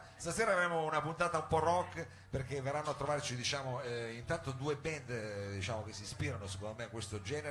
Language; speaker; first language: Italian; native; Italian